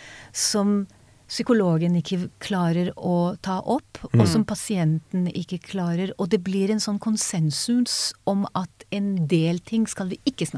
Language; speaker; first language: Norwegian; non-native, fluent; Hebrew